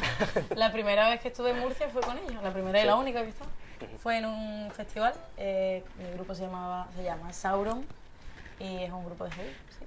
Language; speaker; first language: Spanish; native; Spanish